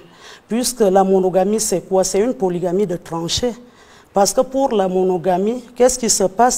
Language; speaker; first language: French; non-native, local second language; Fang